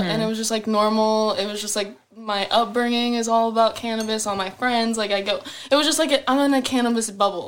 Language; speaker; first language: English; native; English